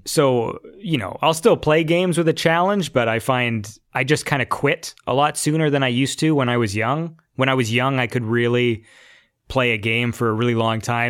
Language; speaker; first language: English; native; English